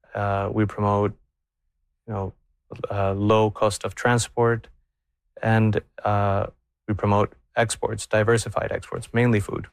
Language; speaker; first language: English; non-native, fluent; Spanish